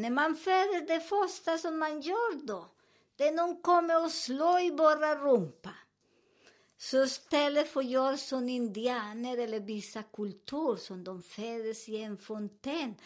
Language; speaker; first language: Swedish; non-native, fluent; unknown